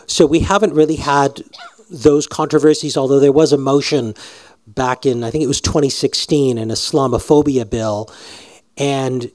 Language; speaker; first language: English; native; English